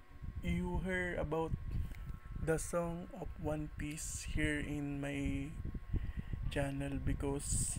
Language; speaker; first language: English; non-native, learner; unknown